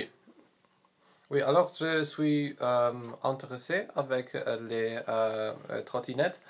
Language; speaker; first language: French; non-native, learner; Polish